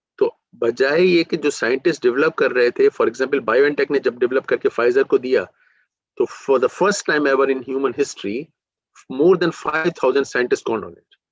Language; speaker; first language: Urdu; native; Urdu